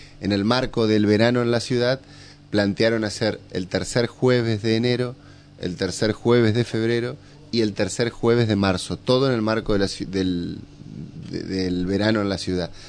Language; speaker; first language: Spanish; native; Spanish